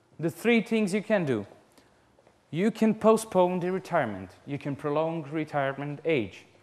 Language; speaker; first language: English; non-native, fluent; Serbian